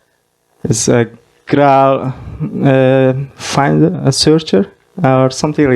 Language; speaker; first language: English; non-native, fluent; Mongolian